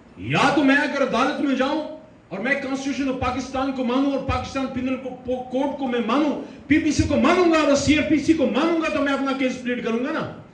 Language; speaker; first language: Urdu; non-native, local second language; Pashto